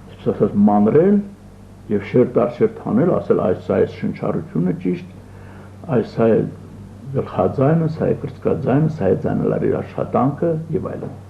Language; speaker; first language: Armenian; early bilingual, other home language; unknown